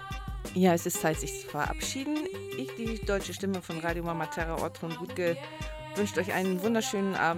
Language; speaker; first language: German; native; German